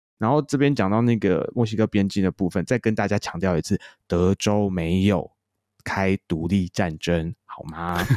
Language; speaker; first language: Chinese; native; Chinese